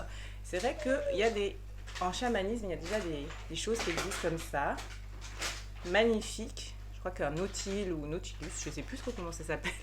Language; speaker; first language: French; native; French